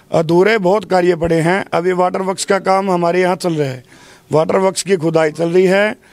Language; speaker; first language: Hindi; native; Hindi